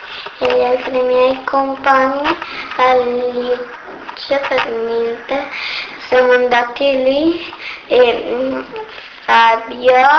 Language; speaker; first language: Italian; early bilingual, other home language; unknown